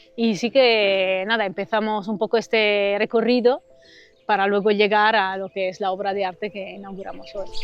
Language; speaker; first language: Spanish; non-native, fluent; Italian